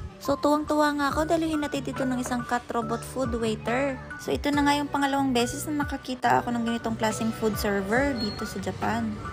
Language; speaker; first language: Filipino; native; Filipino